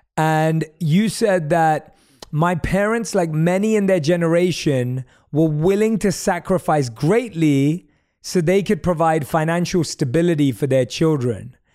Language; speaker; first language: English; native; English